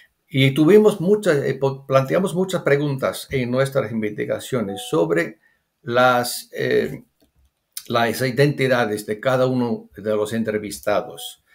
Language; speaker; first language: Spanish; non-native, fluent; English